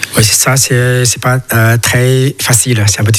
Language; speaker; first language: French; non-native, learner; Chinese